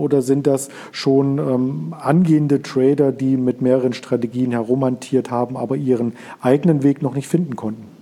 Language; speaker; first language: German; native; German